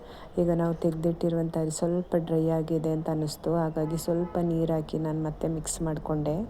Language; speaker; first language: Kannada; native; Kannada